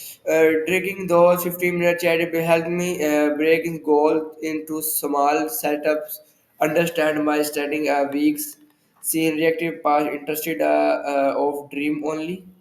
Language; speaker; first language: English; non-native, learner; Urdu